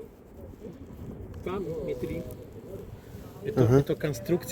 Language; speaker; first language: Russian; non-native, learner; Polish